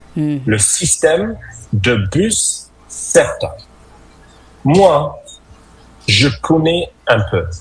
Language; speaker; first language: French; non-native, fluent; English